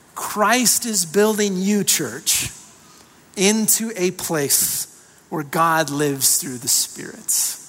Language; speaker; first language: English; native; English